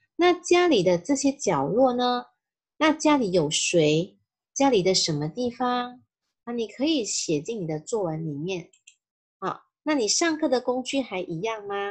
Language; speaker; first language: Chinese; native; Chinese